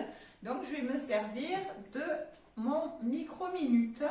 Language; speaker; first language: French; native; French